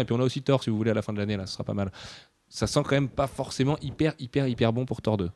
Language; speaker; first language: French; native; French